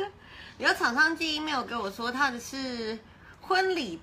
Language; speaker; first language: Chinese; native; Chinese